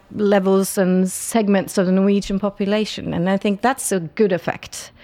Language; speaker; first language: English; non-native, fluent; Norwegian